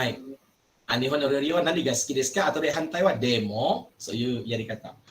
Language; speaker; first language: Japanese; non-native, fluent; Malay